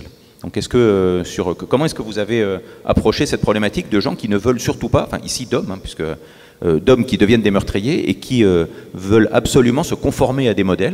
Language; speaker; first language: French; native; French